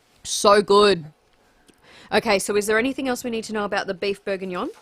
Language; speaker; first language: English; native; English